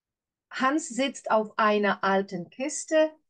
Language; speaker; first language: German; non-native, fluent; Greek